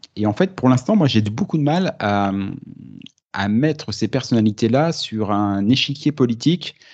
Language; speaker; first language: French; native; French